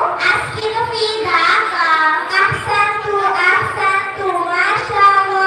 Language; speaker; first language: Arabic; non-native, learner; Bangla